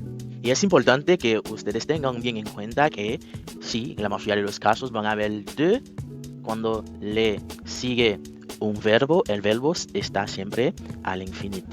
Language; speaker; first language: Spanish; non-native, fluent; French